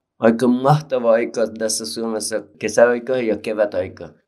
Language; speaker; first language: Finnish; non-native, learner; Persian